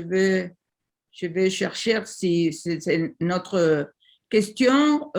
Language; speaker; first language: French; non-native, learner; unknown